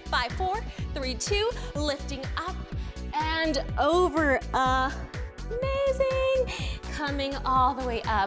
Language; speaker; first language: English; native; English